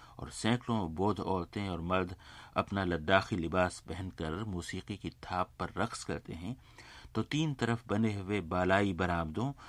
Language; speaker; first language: Urdu; native; Urdu